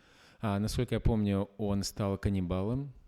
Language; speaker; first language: Russian; native; Russian